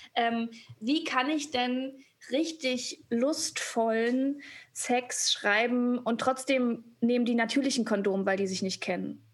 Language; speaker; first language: German; native; German